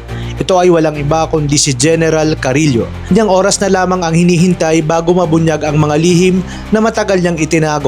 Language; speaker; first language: Filipino; native; Filipino